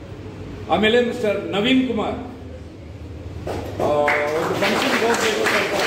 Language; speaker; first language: Kannada; non-native, local second language; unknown